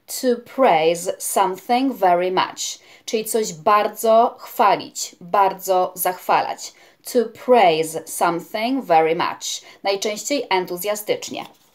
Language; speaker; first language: Polish; native; Polish